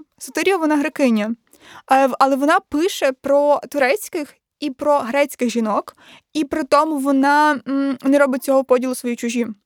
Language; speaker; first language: Ukrainian; native; Ukrainian